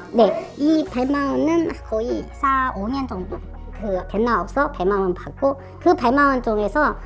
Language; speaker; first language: Korean; non-native, fluent; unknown